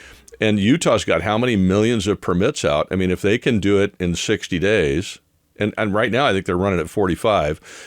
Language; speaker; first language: English; native; English